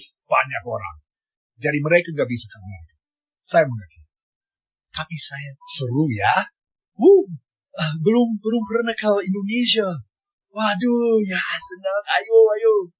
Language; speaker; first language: Indonesian; non-native, fluent; English